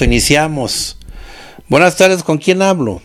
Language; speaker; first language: Spanish; native; Spanish